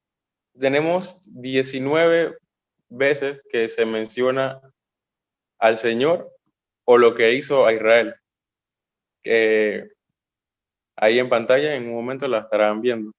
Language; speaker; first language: Spanish; native; Spanish